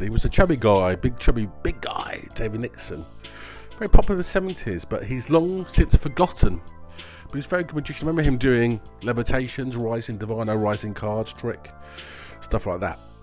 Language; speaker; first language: English; native; English